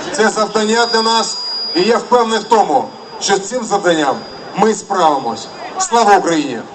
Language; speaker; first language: Ukrainian; non-native, local second language; Russian